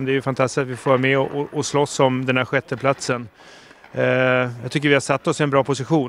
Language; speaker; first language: Swedish; native; Swedish